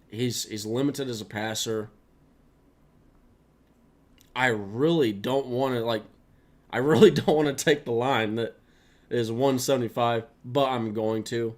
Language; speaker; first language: English; native; English